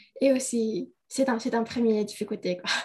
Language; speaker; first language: French; non-native, learner; Indonesian